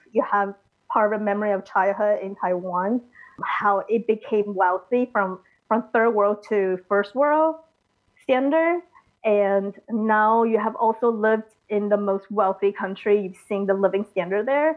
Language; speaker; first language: English; early bilingual, other home language; Chinese